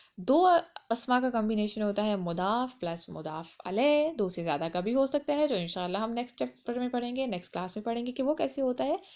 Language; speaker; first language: Urdu; native; Urdu